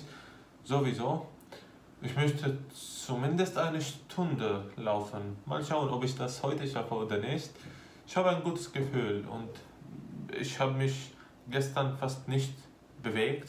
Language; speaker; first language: German; non-native, fluent; Arabic